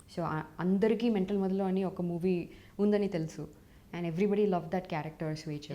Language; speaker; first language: Telugu; non-native, fluent; Tamil